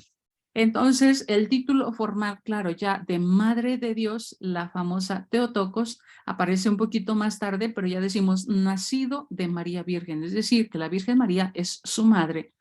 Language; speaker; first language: Spanish; native; Spanish